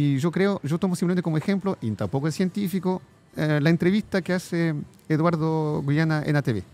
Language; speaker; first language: Spanish; non-native, fluent; French